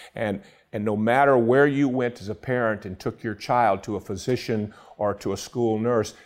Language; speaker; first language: English; native; English